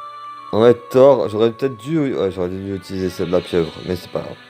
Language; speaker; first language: French; native; French